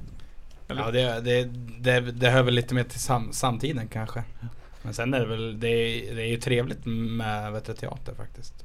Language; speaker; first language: Swedish; native; Swedish